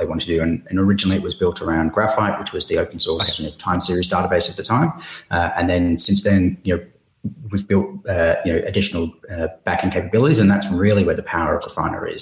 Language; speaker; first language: English; native; English